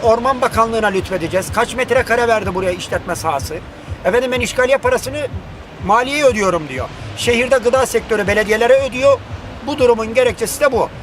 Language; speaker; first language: Turkish; native; Turkish